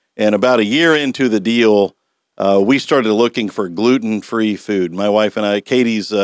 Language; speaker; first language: English; native; English